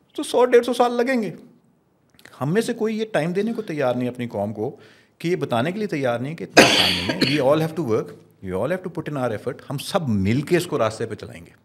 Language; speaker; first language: Urdu; non-native, local second language; Punjabi